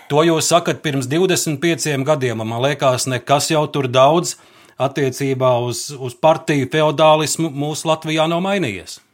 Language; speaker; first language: Latvian; native; Latvian